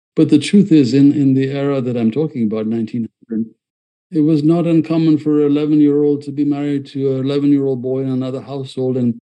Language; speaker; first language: English; non-native, fluent; Malayalam